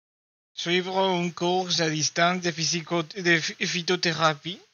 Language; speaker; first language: French; non-native, learner; Spanish